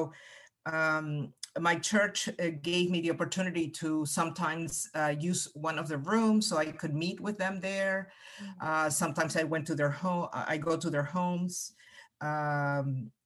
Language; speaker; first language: English; non-native, fluent; Spanish